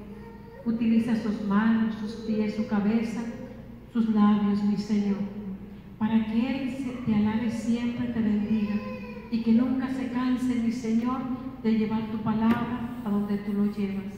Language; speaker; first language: Spanish; native; Spanish